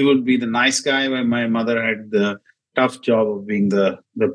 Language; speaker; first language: English; non-native, local second language; Hindi